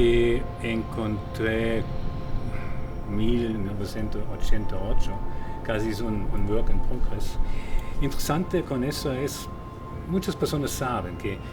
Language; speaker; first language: Spanish; non-native, fluent; German